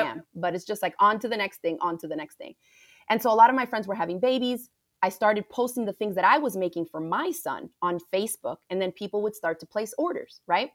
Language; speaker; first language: English; native; English